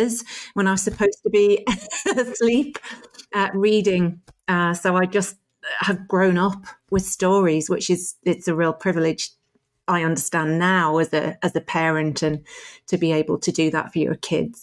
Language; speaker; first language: English; native; English